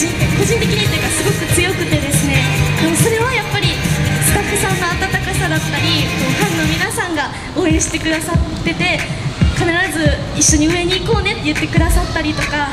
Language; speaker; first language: Japanese; native; Japanese